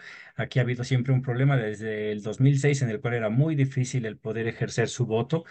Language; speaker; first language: Spanish; native; Spanish